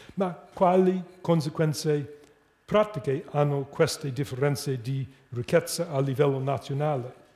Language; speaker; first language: Italian; non-native, fluent; English